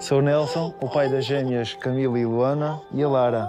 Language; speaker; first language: Portuguese; native; Portuguese